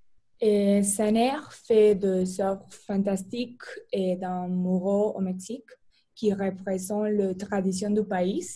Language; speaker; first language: French; non-native, learner; Spanish